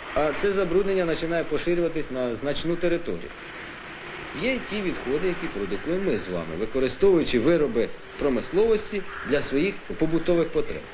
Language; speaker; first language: Ukrainian; native; Ukrainian